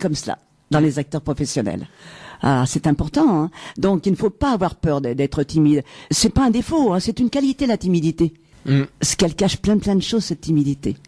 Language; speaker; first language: French; native; French